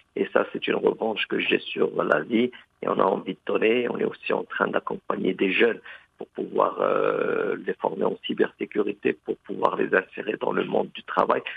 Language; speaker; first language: French; non-native, local second language; Arabic